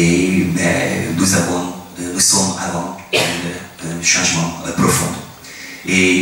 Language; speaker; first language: French; non-native, fluent; Hungarian